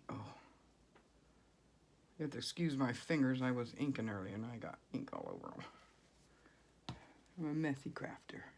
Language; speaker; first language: English; native; English